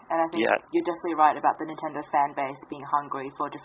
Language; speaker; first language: English; native; English